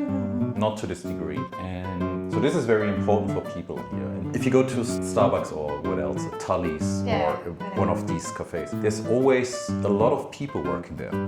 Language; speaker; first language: English; non-native, fluent; German